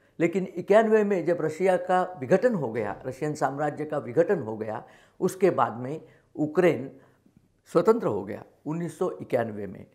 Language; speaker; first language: Hindi; non-native, local second language; Marathi